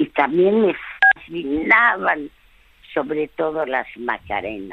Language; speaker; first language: Spanish; early bilingual, other home language; French